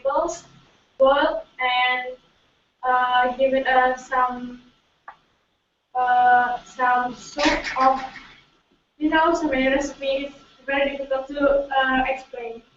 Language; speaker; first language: English; non-native, learner; Indonesian